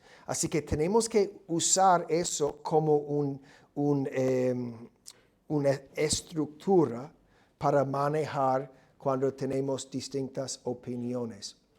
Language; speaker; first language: Spanish; non-native, fluent; English